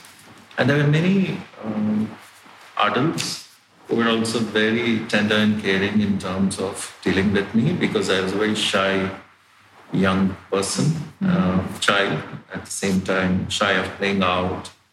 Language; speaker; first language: English; non-native, local second language; Telugu